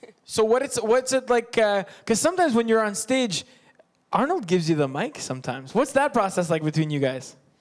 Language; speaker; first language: English; non-native, local second language; French